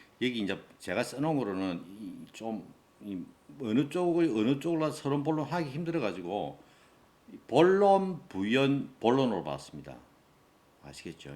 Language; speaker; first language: Korean; native; Korean